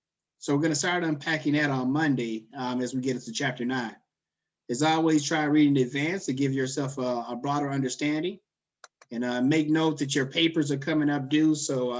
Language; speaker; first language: English; native; English